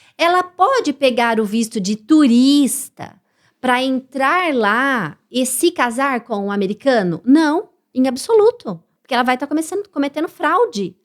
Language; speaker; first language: Portuguese; native; Portuguese